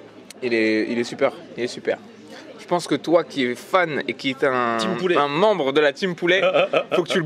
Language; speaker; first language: French; native; French